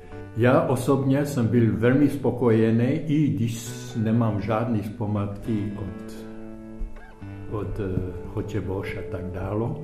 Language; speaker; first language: Czech; early bilingual, heritage; Czech